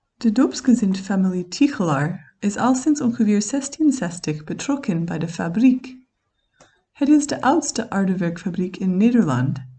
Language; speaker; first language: Dutch; non-native, fluent; English